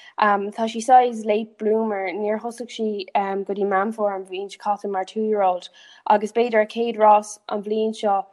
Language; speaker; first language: Irish; non-native, local second language; English